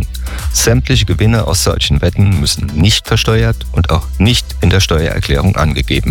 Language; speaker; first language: German; native; German